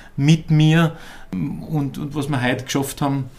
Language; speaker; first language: German; native; German